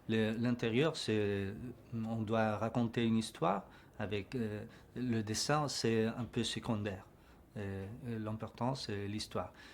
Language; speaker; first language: French; non-native, learner; Spanish